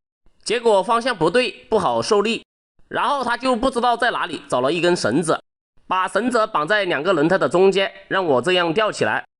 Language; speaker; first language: Chinese; native; Chinese